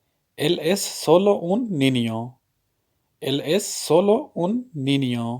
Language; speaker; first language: Spanish; non-native, fluent; Urdu